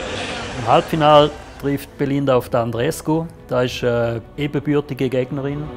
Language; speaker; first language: German; native; German